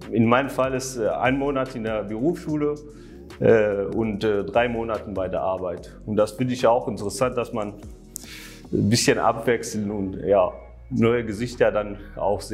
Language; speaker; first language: German; non-native, fluent; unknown